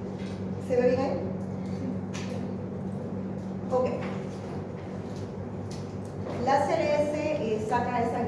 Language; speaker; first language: Spanish; native; Spanish